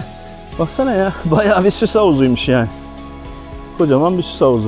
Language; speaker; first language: Turkish; native; Turkish